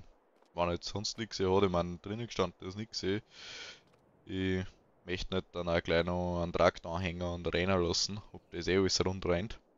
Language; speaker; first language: German; native; German